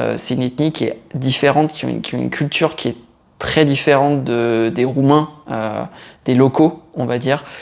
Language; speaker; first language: French; native; French